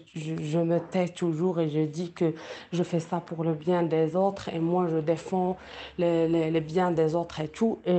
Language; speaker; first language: French; non-native, local second language; Arabic